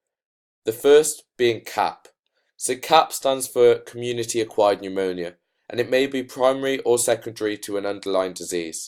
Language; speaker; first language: English; native; English